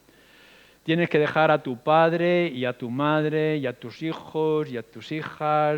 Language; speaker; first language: Spanish; native; Spanish